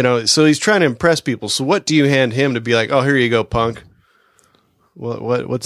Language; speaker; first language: English; native; English